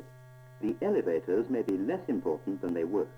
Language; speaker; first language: English; native; English